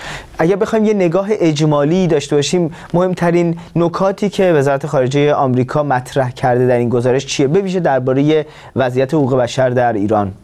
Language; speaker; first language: Persian; native; Persian